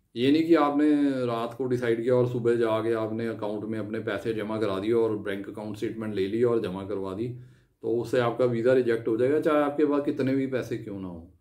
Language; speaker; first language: Hindi; non-native, local second language; Punjabi